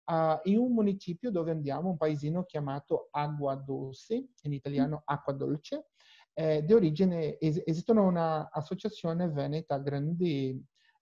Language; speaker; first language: Italian; non-native, learner; Portuguese